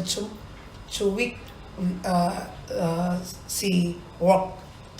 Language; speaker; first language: English; non-native, local second language; Indonesian